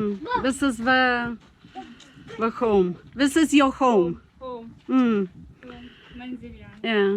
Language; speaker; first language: English; non-native, learner; Italian